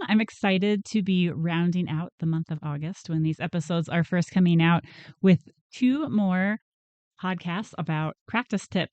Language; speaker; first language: English; native; English